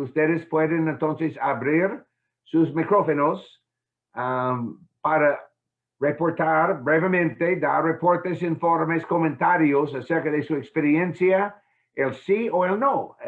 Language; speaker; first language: Spanish; non-native, fluent; English